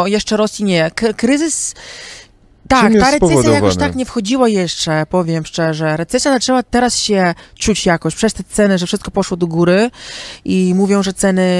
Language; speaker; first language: Polish; early bilingual, heritage; Polish